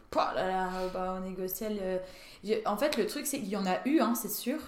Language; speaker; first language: French; native; French